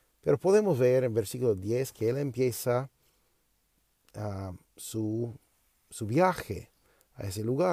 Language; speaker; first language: Spanish; non-native, learner; English